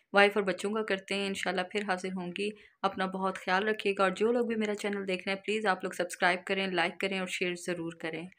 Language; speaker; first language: Urdu; native; Urdu